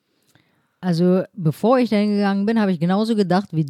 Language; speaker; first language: German; native; German